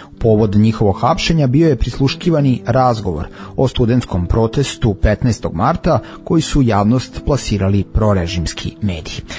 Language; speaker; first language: Serbian; native; Serbian